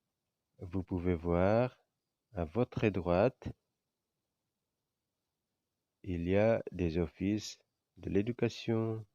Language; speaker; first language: French; non-native, fluent; Indonesian